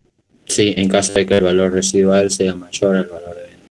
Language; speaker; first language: Spanish; native; Spanish